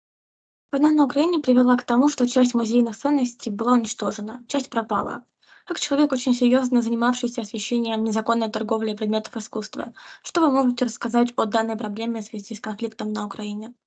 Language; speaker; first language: Russian; native; Russian